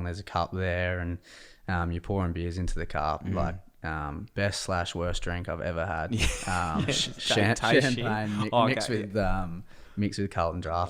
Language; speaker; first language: English; native; English